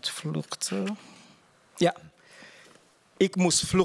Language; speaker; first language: Dutch; non-native, learner; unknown